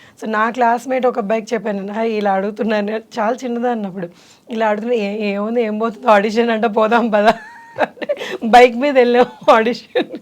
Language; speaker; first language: Telugu; native; Telugu